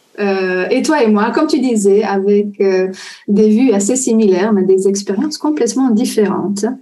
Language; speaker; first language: French; non-native, fluent; Italian